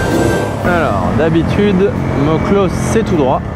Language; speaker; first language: French; native; French